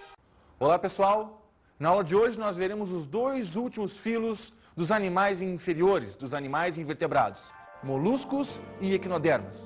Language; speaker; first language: Portuguese; native; Portuguese